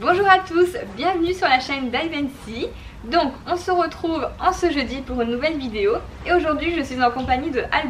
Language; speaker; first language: French; native; French